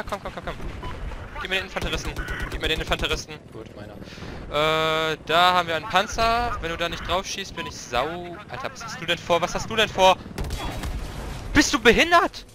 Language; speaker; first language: German; native; German